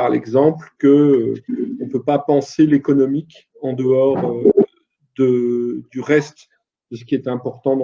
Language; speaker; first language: French; native; French